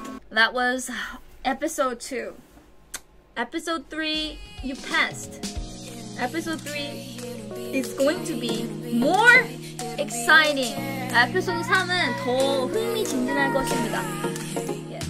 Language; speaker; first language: English; non-native, fluent; Korean